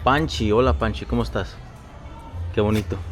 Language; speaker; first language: Spanish; early bilingual, heritage; Spanish